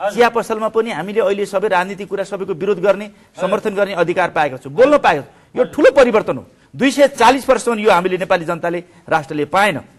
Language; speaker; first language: Nepali; native; Nepali